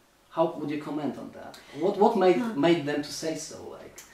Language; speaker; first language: English; non-native, fluent; Polish